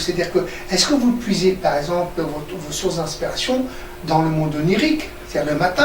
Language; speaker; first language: French; native; French